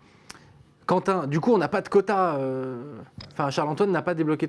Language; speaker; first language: French; native; French